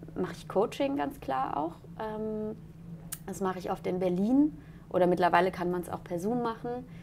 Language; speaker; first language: German; native; German